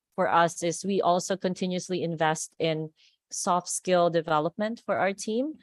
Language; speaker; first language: English; non-native, local second language; Filipino